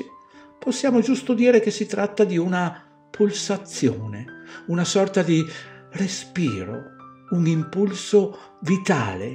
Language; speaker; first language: Italian; native; Italian